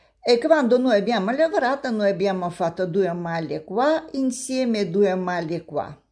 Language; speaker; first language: Italian; non-native, learner; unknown